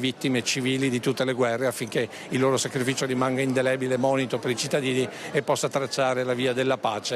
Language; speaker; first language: Italian; native; Italian